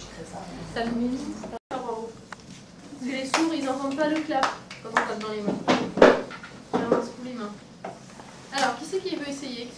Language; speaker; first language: French; native; French